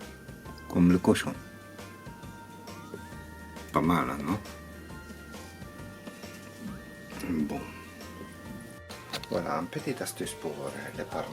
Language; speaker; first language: French; non-native, learner; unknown